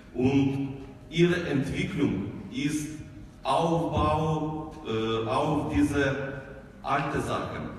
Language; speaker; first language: German; non-native, learner; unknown